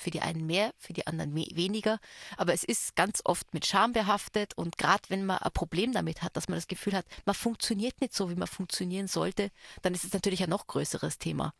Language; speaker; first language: German; native; German